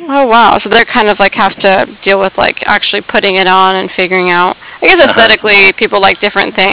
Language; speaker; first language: English; native; English